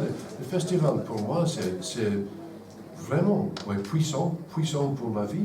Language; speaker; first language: French; non-native, fluent; English